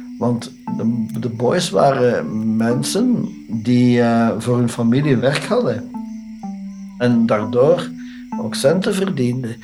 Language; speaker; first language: Dutch; native; Dutch